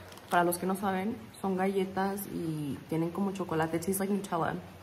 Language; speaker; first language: Spanish; early bilingual, heritage; Spanish